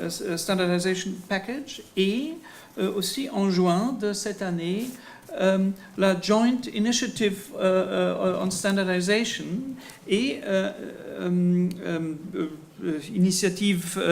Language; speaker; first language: French; non-native, fluent; German